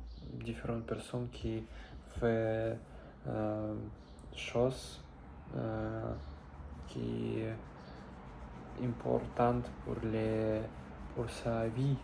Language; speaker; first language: French; non-native, learner; Russian